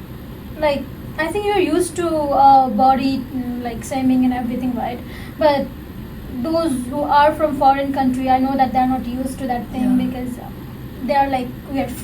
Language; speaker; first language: English; non-native, fluent; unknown